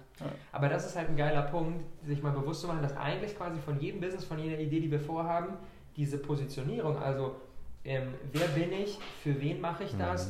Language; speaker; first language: German; native; German